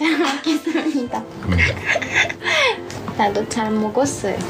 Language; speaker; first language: Korean; non-native, learner; Japanese